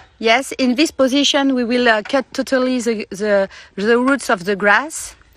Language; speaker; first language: English; non-native, learner; French